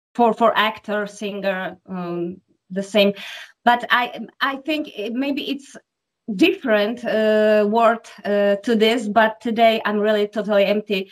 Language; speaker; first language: English; non-native, learner; Czech